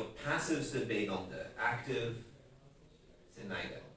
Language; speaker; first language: Chinese; non-native, fluent; English